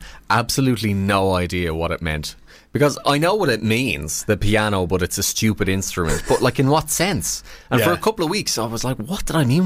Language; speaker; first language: English; native; English